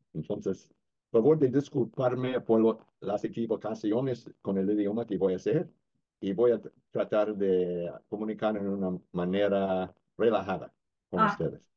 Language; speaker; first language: Spanish; non-native, fluent; English